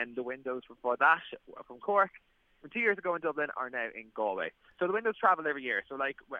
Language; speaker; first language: English; native; English